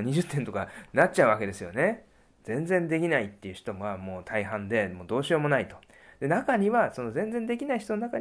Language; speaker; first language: Japanese; native; Japanese